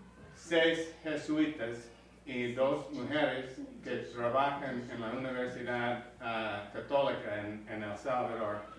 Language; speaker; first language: Spanish; non-native, learner; English